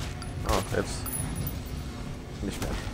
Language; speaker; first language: German; native; German